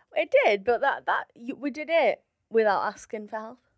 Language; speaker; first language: English; native; English